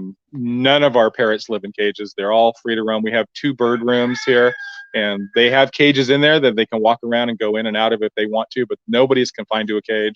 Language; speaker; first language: English; native; English